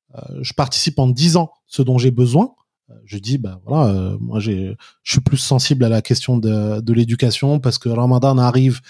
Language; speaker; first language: French; native; French